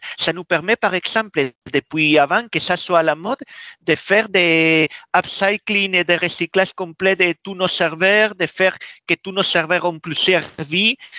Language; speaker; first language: French; non-native, fluent; Spanish